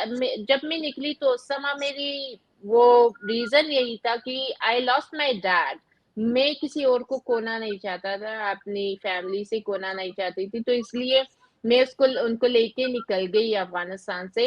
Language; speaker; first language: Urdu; non-native, fluent; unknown